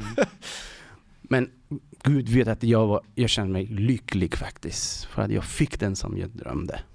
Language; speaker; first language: Swedish; non-native, fluent; Persian